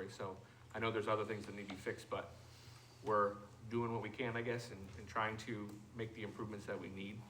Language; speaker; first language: English; native; English